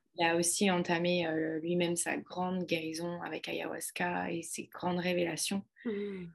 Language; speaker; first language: French; native; French